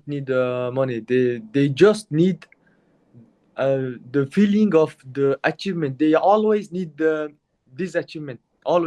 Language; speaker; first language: English; non-native, learner; Mongolian